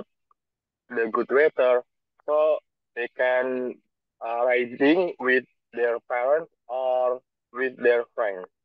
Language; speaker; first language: English; non-native, learner; Indonesian